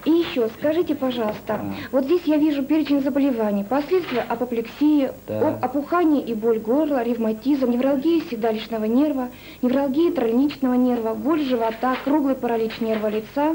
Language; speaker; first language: Russian; native; Russian